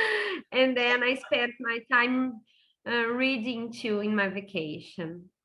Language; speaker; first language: English; non-native, fluent; Portuguese